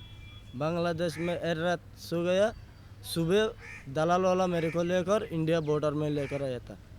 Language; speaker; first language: Hindi; non-native, learner; Rohingya